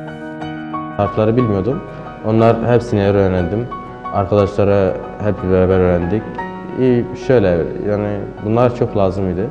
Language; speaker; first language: Turkish; non-native, learner; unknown